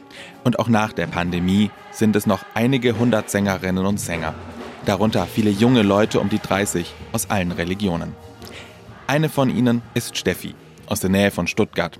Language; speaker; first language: German; native; German